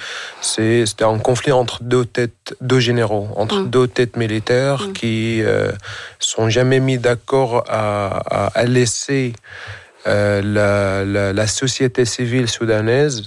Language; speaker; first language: French; non-native, fluent; Arabic